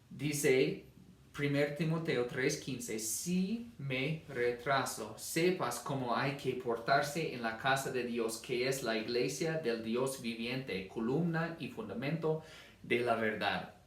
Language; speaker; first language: Spanish; non-native, fluent; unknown